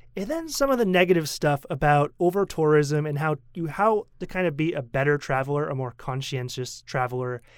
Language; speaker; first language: English; native; English